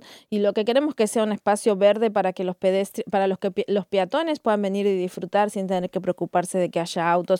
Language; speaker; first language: Spanish; native; Spanish